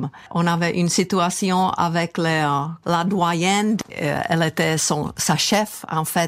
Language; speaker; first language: French; non-native, fluent; Czech